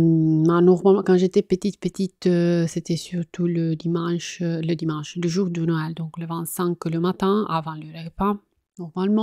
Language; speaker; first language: French; non-native, fluent; Italian